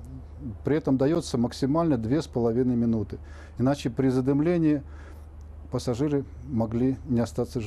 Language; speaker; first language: Russian; native; Russian